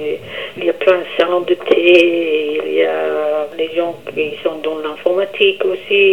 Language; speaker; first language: French; non-native, fluent; English